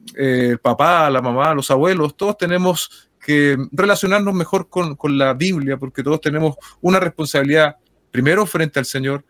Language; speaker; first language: Spanish; native; Spanish